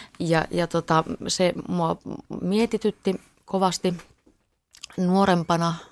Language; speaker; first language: Finnish; native; Finnish